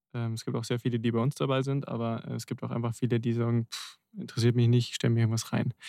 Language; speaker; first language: German; native; German